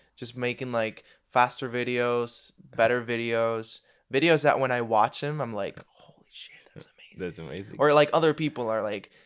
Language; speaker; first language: English; non-native, fluent; Spanish